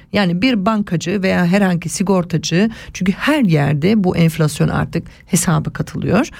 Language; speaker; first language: Turkish; early bilingual, heritage; Turkish